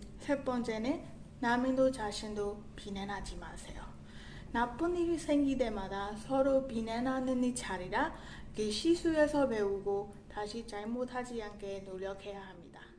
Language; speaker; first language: Korean; non-native, learner; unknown